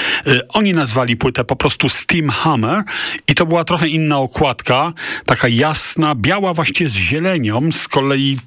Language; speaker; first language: Polish; native; Polish